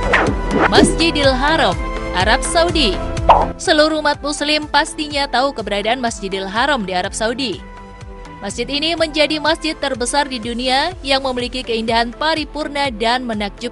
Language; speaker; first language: Indonesian; native; Indonesian